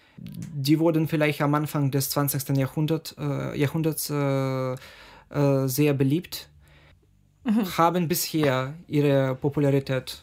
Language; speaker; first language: German; non-native, fluent; Ukrainian